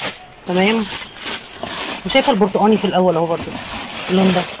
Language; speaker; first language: Arabic; native; Arabic